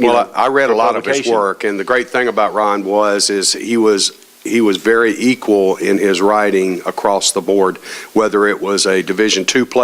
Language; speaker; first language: English; native; English